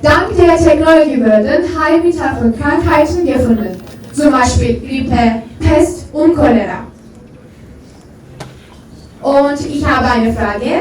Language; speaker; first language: German; non-native, learner; Turkish